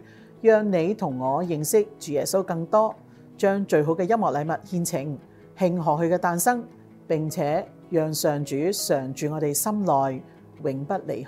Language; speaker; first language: Chinese; native; Chinese